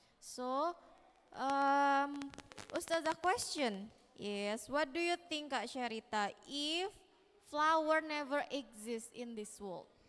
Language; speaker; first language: English; non-native, learner; Indonesian